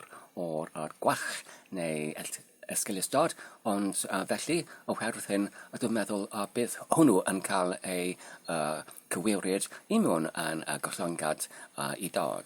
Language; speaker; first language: Welsh; non-native, learner; Polish